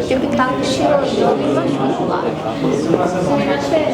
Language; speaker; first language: Japanese; non-native, learner; Bangla